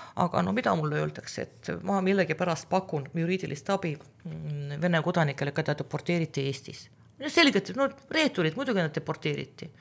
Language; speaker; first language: Estonian; non-native, local second language; Russian